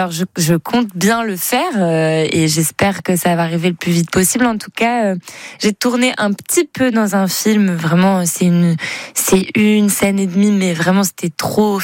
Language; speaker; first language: French; native; French